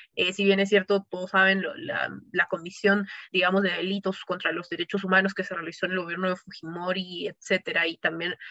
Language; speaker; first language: Spanish; native; Spanish